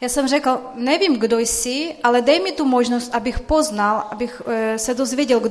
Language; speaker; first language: Czech; non-native, fluent; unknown